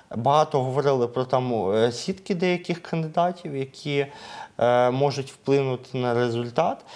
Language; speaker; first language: Ukrainian; native; Ukrainian